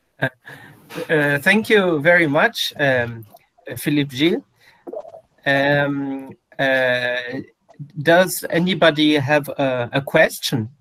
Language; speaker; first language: English; non-native, fluent; Portuguese